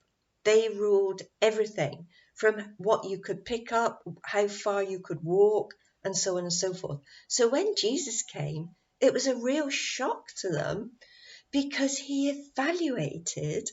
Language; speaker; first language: English; native; English